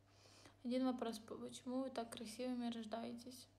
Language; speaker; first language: Russian; non-native, local second language; Ukrainian